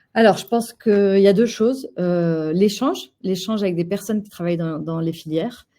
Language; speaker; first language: French; native; French